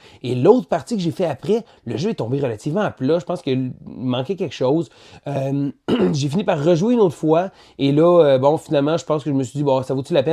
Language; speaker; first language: French; native; French